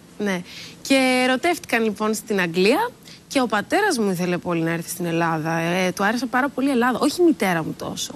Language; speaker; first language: Greek; early bilingual, other home language; Dutch